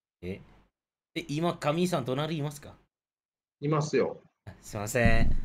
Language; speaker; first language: Japanese; non-native, fluent; Malay